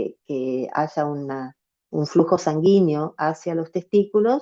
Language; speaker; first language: Spanish; native; Spanish